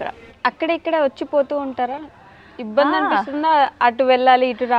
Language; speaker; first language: Telugu; native; Telugu